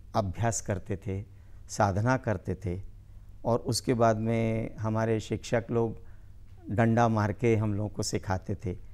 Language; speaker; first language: Hindi; native; Hindi